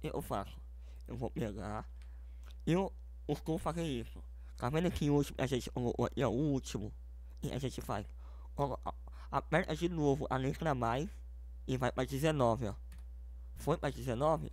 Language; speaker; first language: Portuguese; native; Portuguese